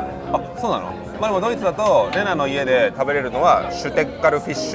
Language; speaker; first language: Japanese; native; Japanese